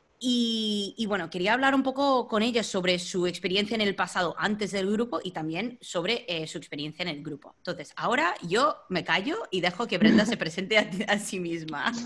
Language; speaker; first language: Spanish; non-native, fluent; English